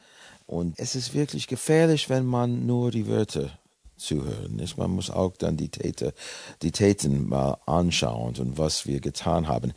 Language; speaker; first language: German; non-native, fluent; English